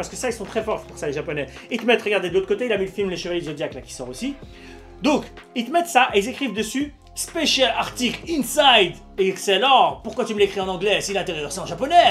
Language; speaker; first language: French; native; French